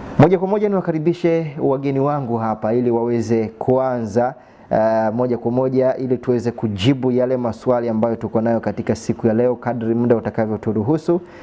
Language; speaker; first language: Swahili; native; Swahili